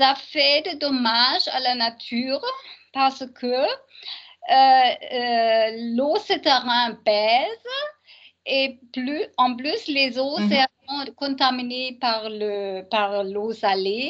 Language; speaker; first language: French; non-native, learner; German